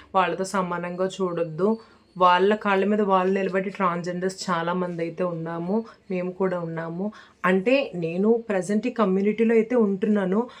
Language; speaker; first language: Telugu; native; Telugu